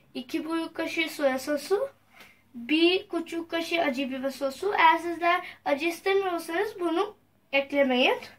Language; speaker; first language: Turkish; non-native, learner; Urdu